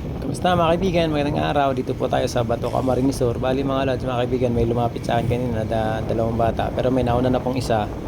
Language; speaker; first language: Filipino; non-native, local second language; Bikol